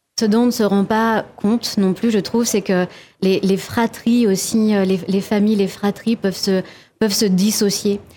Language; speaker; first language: French; native; French